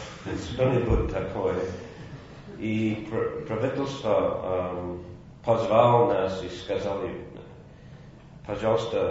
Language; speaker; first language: Russian; non-native, fluent; English